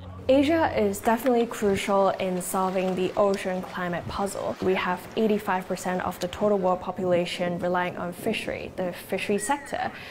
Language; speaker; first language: English; non-native, local second language; Cantonese